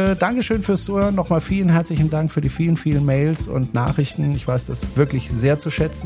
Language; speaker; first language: German; native; German